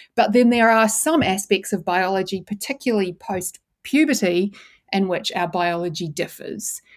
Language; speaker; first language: English; native; English